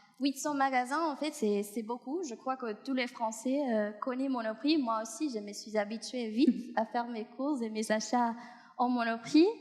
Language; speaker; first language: French; non-native, fluent; Spanish